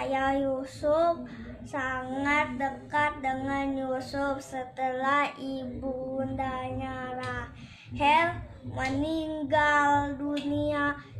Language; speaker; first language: Indonesian; native; Indonesian